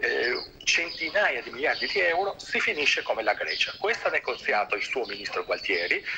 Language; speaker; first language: Italian; native; Italian